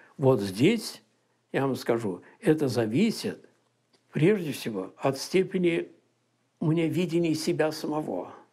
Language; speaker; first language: Russian; native; Russian